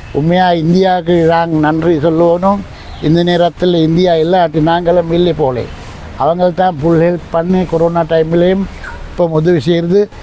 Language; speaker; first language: Tamil; non-native, local second language; Sinhala